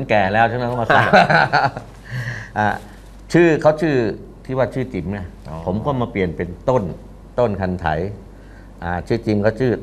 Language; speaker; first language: Thai; native; Thai